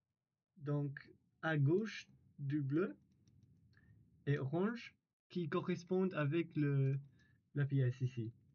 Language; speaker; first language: French; non-native, learner; English